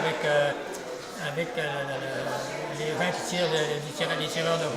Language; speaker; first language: French; native; French